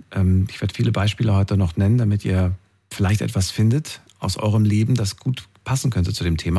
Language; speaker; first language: German; native; German